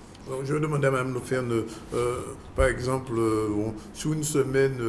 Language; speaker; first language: French; native; French